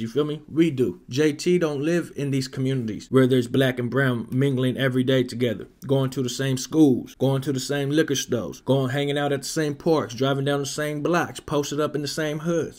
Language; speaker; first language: English; native; English